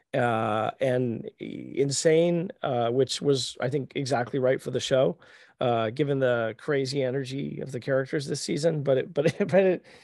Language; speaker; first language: English; native; English